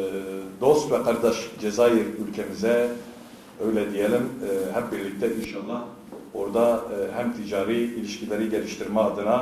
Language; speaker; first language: Turkish; native; Turkish